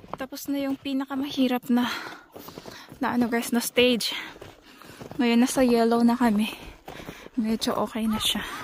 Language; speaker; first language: Filipino; native; Filipino